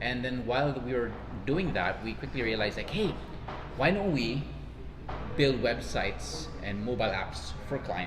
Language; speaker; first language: English; non-native, local second language; Cebuano